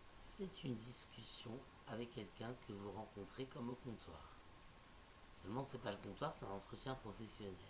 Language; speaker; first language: French; native; French